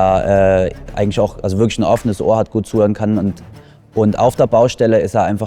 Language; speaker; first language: German; native; German